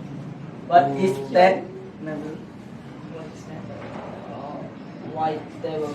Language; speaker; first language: English; non-native, learner; Indonesian